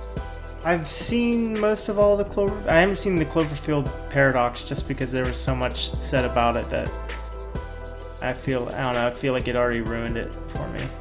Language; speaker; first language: English; native; English